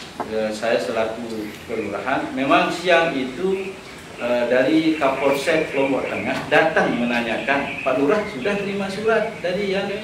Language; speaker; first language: Indonesian; non-native, local second language; Sasak